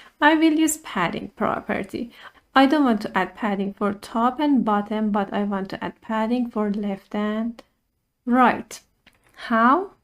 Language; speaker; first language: English; non-native, fluent; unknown